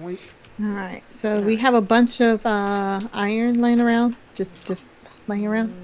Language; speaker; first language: English; native; English